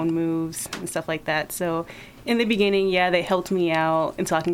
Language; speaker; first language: English; native; English